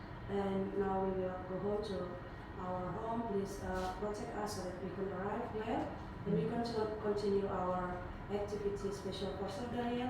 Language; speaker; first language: English; non-native, learner; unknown